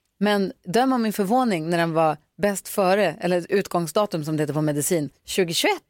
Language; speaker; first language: Swedish; native; Swedish